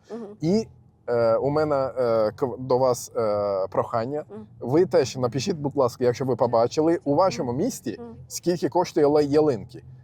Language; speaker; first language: Ukrainian; non-native, fluent; Turkish